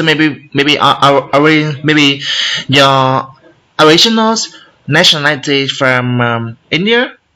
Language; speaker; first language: English; non-native, learner; Vietnamese